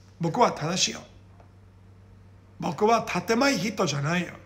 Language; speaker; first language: Japanese; non-native, learner; Portuguese